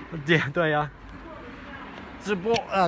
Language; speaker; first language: Chinese; non-native, learner; English